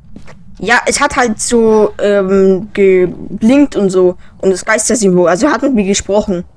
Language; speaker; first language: German; native; German